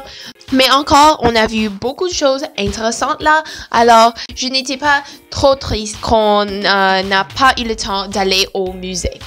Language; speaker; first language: French; non-native, learner; English